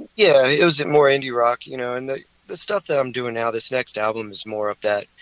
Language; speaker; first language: English; native; English